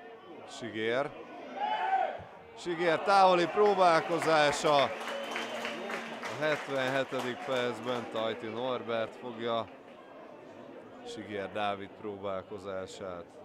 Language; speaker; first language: Hungarian; native; Hungarian